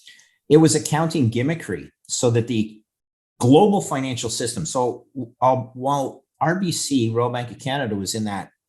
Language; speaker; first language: English; native; English